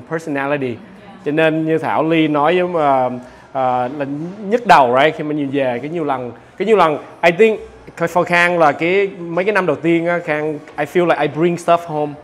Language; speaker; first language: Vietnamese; early bilingual, heritage; Vietnamese